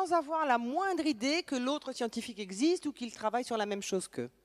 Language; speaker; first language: French; native; French